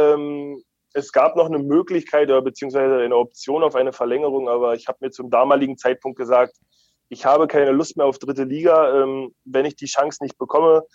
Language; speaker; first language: German; native; German